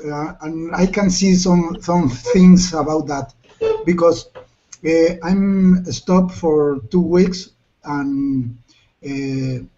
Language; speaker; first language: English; non-native, learner; Spanish